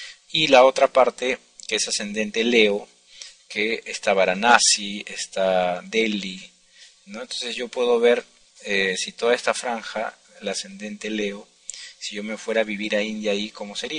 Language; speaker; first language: Spanish; native; Spanish